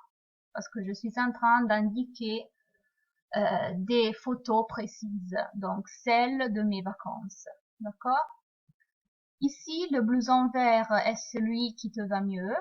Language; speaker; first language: French; non-native, fluent; Italian